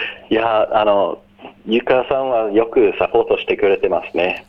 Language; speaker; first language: Japanese; non-native, fluent; English